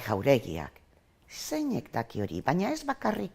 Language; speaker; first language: Basque; non-native, local second language; Spanish